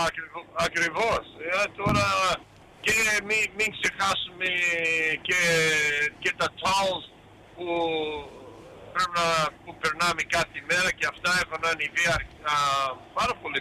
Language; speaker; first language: Greek; early bilingual, heritage; Greek